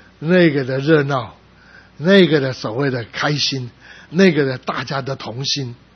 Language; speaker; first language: Chinese; non-native, local second language; Cantonese